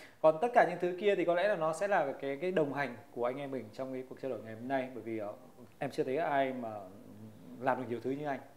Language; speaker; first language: Vietnamese; native; Vietnamese